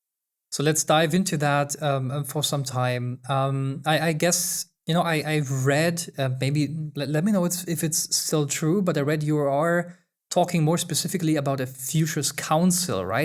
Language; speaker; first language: English; non-native, fluent; German